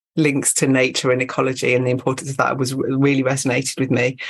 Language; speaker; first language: English; native; English